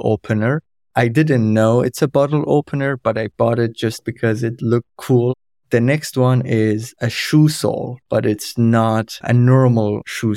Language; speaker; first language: English; non-native, fluent; Kurdish